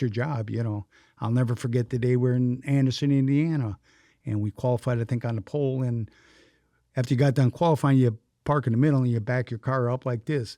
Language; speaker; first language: English; native; English